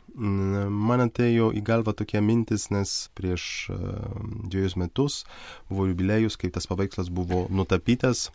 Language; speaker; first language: Lithuanian; non-native, local second language; Polish